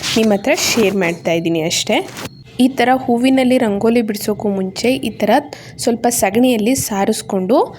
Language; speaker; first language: Kannada; native; Kannada